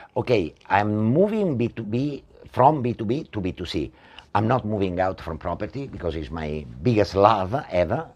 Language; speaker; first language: English; non-native, fluent; Italian